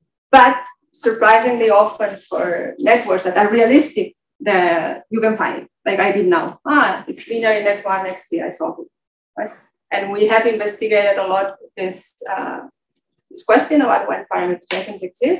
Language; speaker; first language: English; non-native, fluent; Catalan